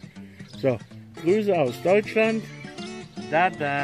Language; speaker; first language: German; non-native, learner; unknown